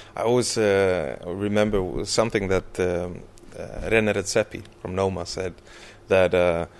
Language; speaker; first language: English; early bilingual, other home language; Icelandic